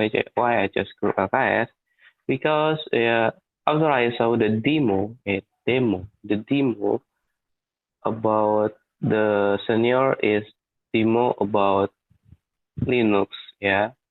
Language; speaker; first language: English; non-native, learner; Indonesian